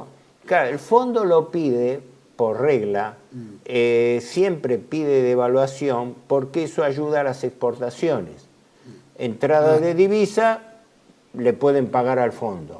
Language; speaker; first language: Spanish; native; Spanish